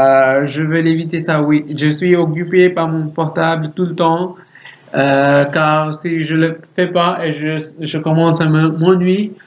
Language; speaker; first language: French; non-native, learner; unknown